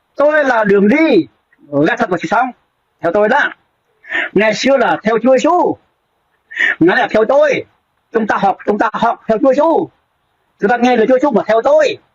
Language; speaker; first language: Vietnamese; non-native, local second language; Jarai